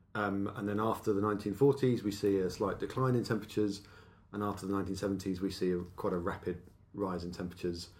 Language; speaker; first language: English; native; English